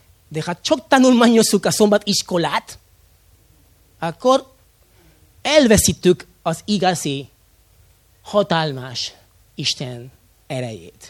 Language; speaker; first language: Hungarian; non-native, fluent; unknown